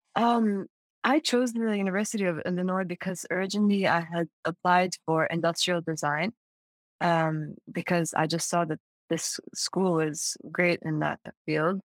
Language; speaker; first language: English; non-native, fluent; Arabic